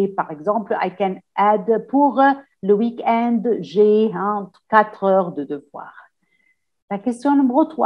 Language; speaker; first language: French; non-native, fluent; Arabic